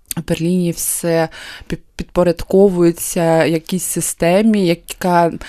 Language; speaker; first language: Ukrainian; non-native, local second language; Russian